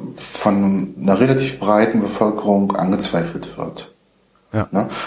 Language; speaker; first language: German; native; German